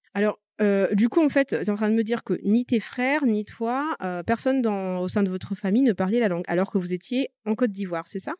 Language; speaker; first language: French; early bilingual, other home language; Malagasy